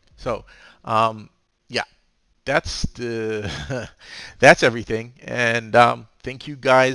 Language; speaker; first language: English; native; English